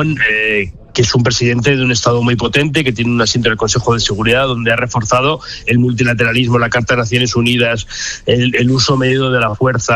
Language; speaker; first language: Spanish; native; Spanish